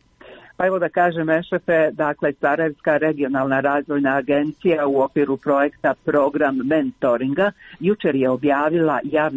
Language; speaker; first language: Croatian; native; Croatian